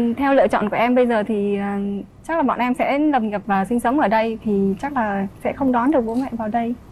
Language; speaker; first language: Vietnamese; non-native, local second language; Muong